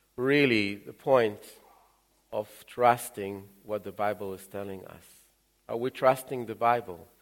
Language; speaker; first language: English; early bilingual, other home language; Russian